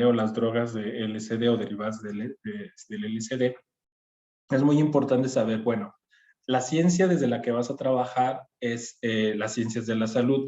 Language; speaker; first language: Spanish; native; Spanish